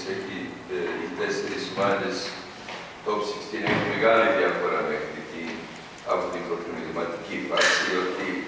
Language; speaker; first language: Greek; non-native, fluent; Serbian